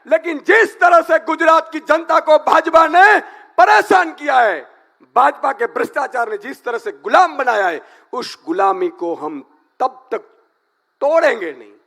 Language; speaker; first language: Hindi; non-native, local second language; Gujarati